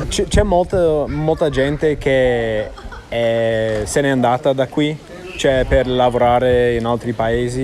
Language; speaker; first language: Italian; non-native, fluent; English